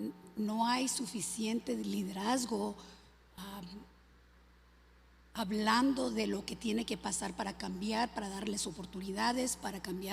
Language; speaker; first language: Spanish; early bilingual, other home language; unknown